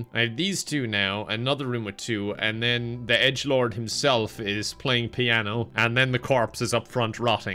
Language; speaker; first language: English; native; English